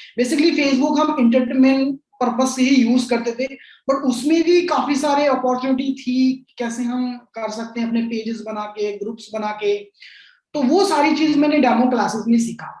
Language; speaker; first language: Hindi; non-native, local second language; Bangla